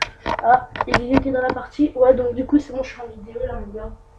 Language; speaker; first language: French; native; French